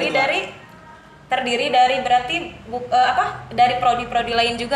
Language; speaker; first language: Indonesian; native; Indonesian